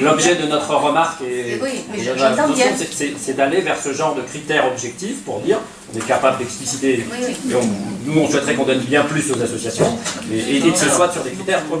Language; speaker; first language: French; native; French